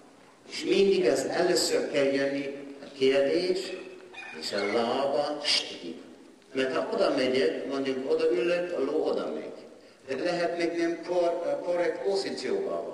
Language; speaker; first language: Hungarian; non-native, learner; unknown